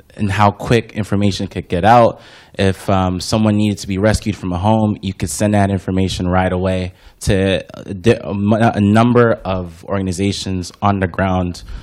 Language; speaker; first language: English; native; English